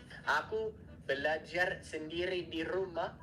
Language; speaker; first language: Indonesian; non-native, fluent; English